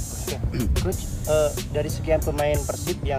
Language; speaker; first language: Indonesian; native; Indonesian